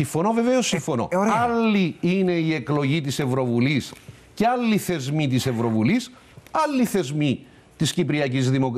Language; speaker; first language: Greek; native; Greek